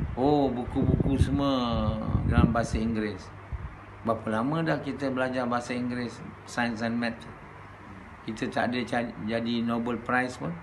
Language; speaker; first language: Malay; native; Malay